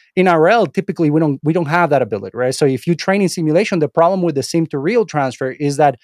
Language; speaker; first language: English; non-native, fluent; Spanish